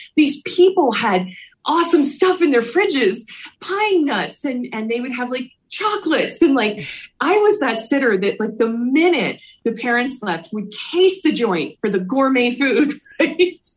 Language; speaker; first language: English; native; English